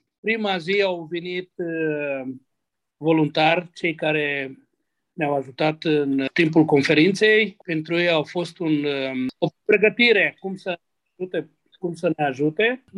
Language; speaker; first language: Romanian; non-native, local second language; Hungarian